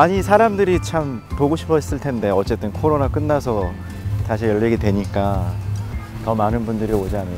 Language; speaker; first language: Korean; native; Korean